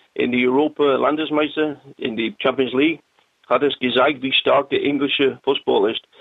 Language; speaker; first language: German; non-native, learner; English